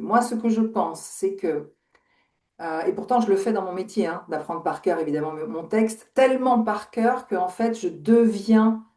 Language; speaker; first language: French; native; French